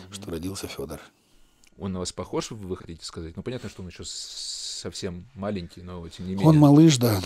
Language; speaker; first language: Russian; native; Russian